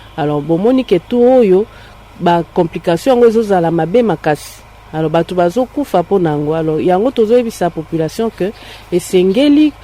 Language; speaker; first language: Lingala; native; Lingala